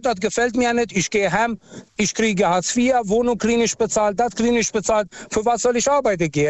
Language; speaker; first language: German; non-native, fluent; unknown